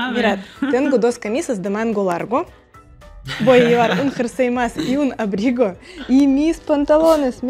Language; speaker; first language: Spanish; non-native, fluent; Russian